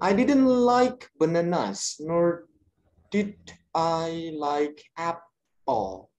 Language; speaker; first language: English; non-native, learner; Indonesian